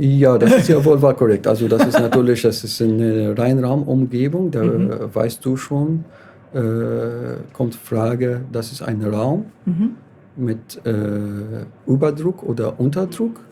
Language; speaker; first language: German; non-native, fluent; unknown